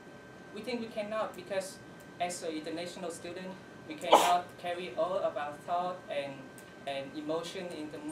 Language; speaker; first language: English; non-native, learner; Vietnamese